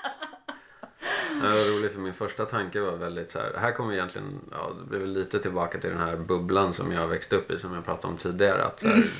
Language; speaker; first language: Swedish; native; Swedish